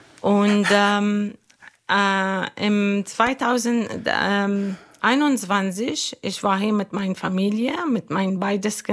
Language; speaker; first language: German; non-native, learner; Arabic